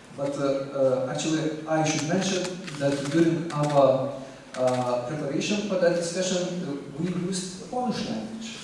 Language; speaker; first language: English; non-native, fluent; Lithuanian